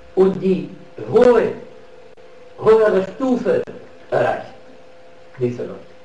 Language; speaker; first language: German; non-native, fluent; Arabic